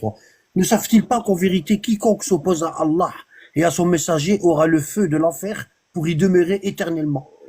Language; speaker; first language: French; native; French